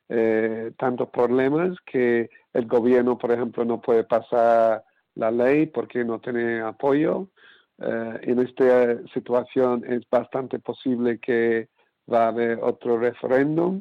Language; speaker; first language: Spanish; non-native, fluent; English